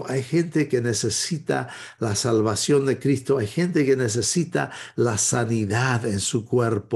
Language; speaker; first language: Spanish; non-native, fluent; English